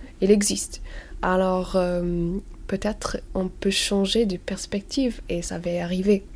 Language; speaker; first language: French; non-native, learner; English